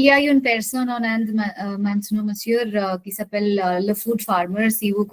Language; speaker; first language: French; non-native, learner; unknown